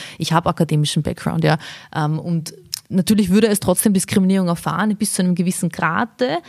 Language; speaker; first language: German; early bilingual, other home language; Bosnian